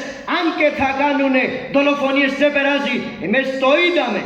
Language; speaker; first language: Greek; non-native, fluent; Urdu